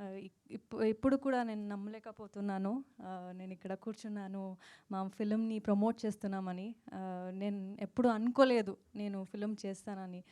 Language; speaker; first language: Telugu; non-native, fluent; Kannada